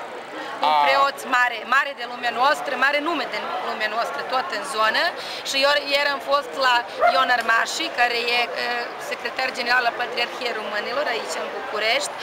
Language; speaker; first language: Romanian; early bilingual, heritage; Romanian